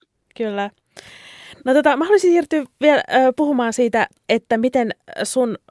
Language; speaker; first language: Finnish; native; Finnish